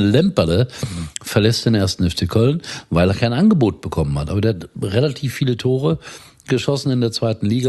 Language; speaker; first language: German; native; German